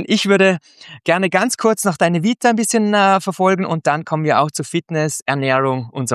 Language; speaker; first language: German; native; German